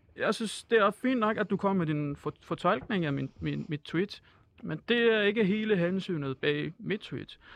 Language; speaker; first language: Danish; non-native, fluent; Persian